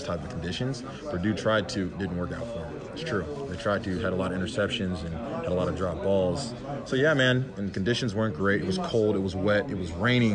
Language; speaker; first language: English; native; English